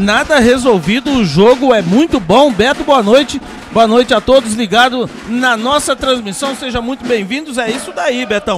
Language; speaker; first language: Portuguese; native; Portuguese